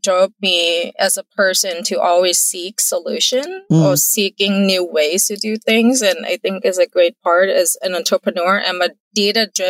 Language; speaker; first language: English; non-native, fluent; Thai